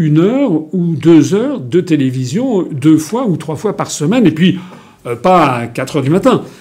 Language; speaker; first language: French; native; French